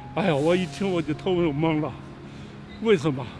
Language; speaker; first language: Chinese; native; Chinese